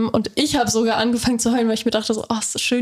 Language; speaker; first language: German; native; German